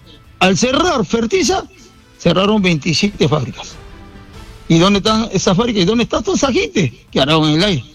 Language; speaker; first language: Spanish; native; Spanish